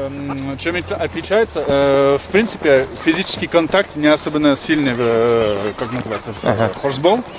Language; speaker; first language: Russian; non-native, learner; French